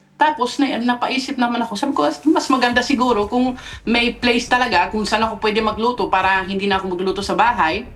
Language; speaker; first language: Filipino; non-native, fluent; Dutch